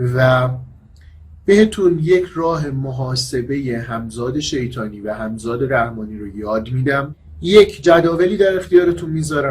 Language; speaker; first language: Persian; native; Persian